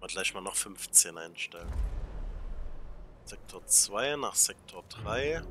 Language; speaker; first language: German; native; German